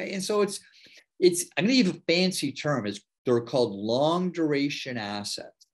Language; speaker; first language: English; native; English